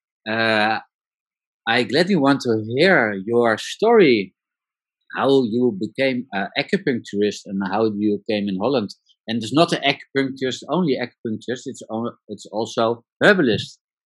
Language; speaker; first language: English; non-native, learner; Dutch